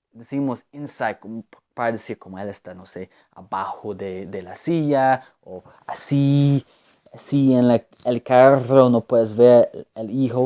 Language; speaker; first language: Spanish; non-native, fluent; English